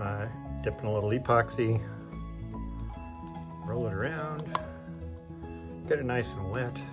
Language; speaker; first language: English; native; English